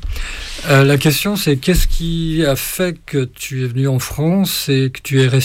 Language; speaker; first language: French; native; French